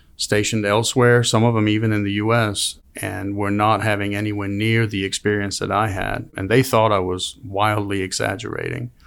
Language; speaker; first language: English; non-native, fluent; Danish